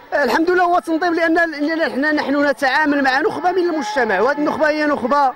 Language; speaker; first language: Arabic; native; Arabic